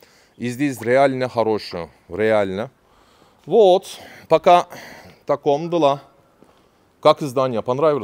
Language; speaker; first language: Russian; non-native, learner; Turkish